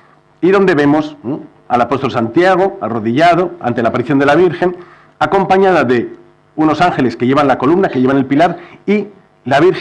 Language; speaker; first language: Spanish; native; Spanish